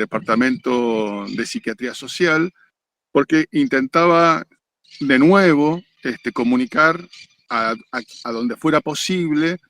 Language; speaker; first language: Spanish; native; Spanish